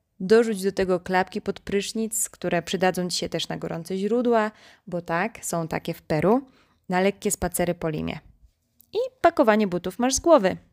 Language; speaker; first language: Polish; native; Polish